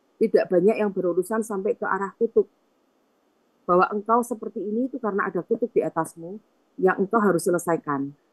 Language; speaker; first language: Indonesian; native; Indonesian